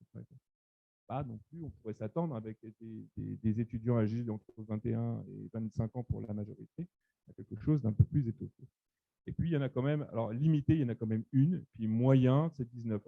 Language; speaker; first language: French; native; French